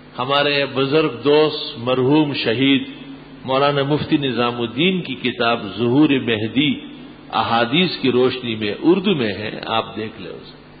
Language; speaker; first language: Urdu; non-native, local second language; Pashto